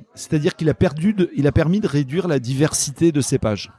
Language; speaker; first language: French; native; French